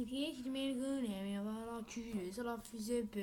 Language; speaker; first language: French; native; French